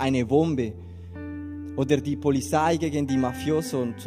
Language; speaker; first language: German; non-native, learner; Spanish